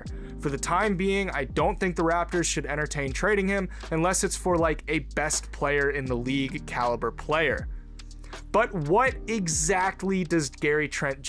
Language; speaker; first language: English; native; English